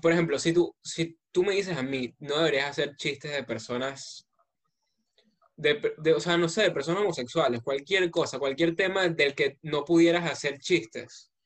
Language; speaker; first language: Spanish; native; Spanish